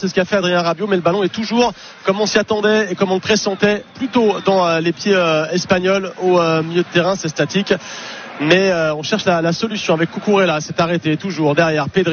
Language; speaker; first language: French; native; French